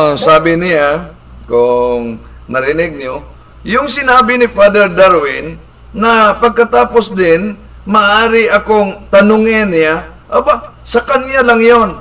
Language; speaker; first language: Filipino; non-native, local second language; Cebuano